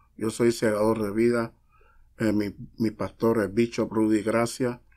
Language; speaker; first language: Spanish; native; Spanish